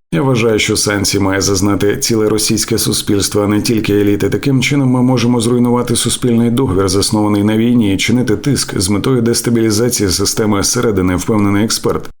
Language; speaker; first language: Ukrainian; native; Ukrainian